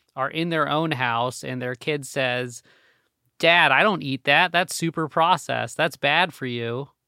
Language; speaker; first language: English; early bilingual, other home language; Hindi